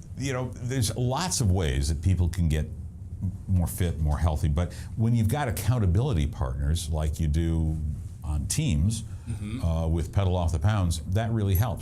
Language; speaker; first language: English; native; English